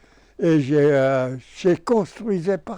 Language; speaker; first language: French; non-native, local second language; German